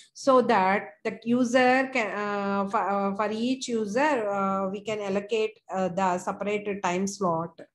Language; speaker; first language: English; non-native, local second language; Telugu